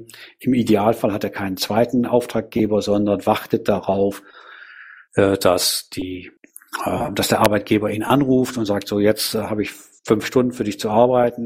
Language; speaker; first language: German; native; German